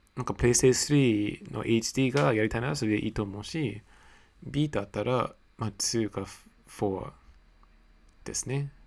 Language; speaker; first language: Japanese; non-native, fluent; English